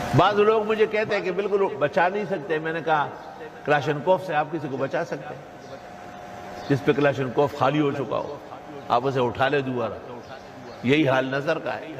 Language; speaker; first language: Urdu; non-native, local second language; Pashto